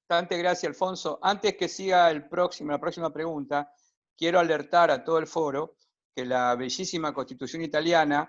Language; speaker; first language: Spanish; native; Spanish